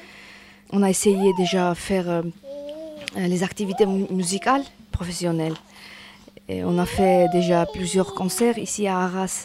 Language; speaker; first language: French; non-native, learner; Georgian